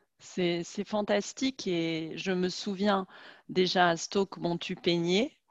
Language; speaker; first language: French; native; French